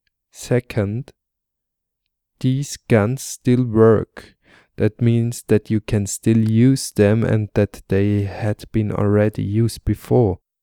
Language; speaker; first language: English; non-native, fluent; German